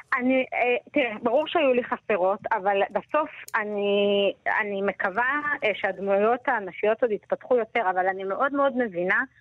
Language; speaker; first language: Hebrew; native; Hebrew